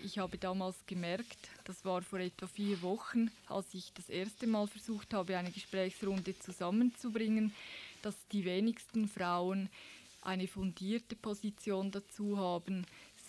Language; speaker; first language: German; native; German